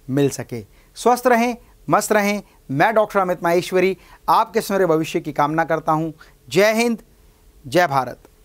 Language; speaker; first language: Hindi; native; Hindi